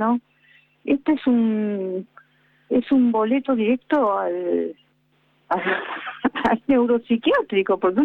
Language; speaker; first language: Spanish; native; Spanish